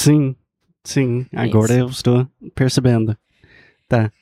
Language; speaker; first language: Portuguese; non-native, fluent; English